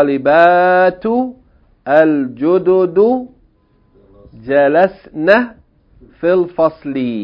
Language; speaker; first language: Arabic; non-native, fluent; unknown